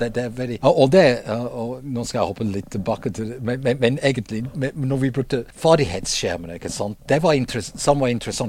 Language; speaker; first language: Norwegian; non-native, fluent; English